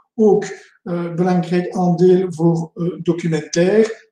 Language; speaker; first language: Dutch; non-native, local second language; French